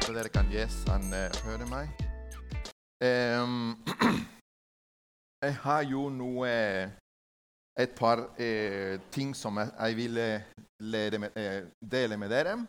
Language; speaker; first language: Norwegian; non-native, learner; Spanish